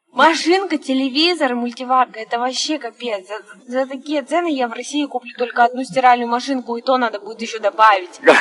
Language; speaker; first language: Russian; native; Russian